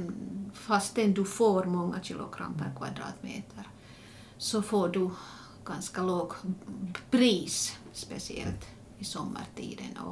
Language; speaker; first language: Swedish; non-native, local second language; Finnish